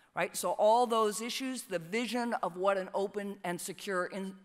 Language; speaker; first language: English; native; English